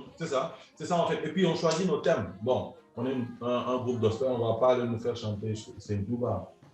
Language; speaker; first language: French; non-native, local second language; Wolof